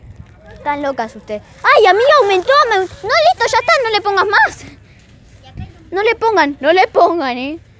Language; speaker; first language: Spanish; native; Spanish